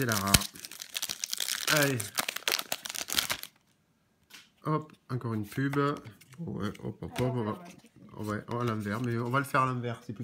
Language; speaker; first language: French; native; French